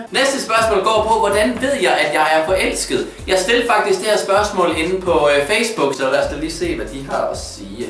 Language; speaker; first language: Danish; native; Danish